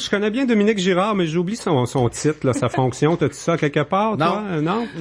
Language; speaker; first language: French; native; French